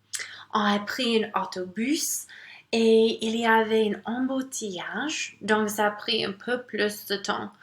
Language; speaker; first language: French; non-native, local second language; English